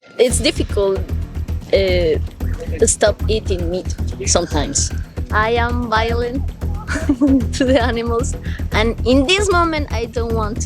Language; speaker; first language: English; non-native, learner; Spanish